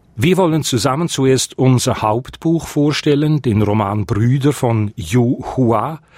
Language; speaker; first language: German; native; German